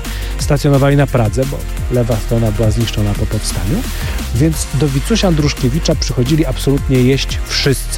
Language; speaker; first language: Polish; native; Polish